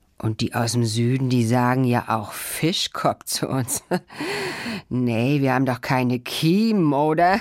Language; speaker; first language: German; native; German